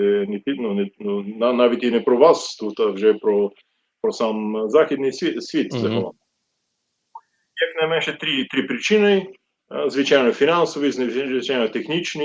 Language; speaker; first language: Ukrainian; non-native, fluent; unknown